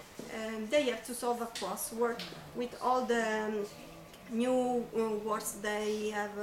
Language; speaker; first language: English; non-native, fluent; Italian